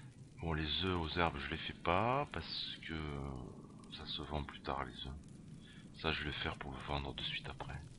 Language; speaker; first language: French; native; French